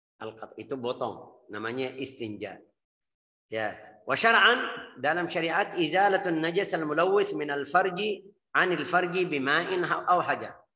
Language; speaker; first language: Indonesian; non-native, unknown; Arabic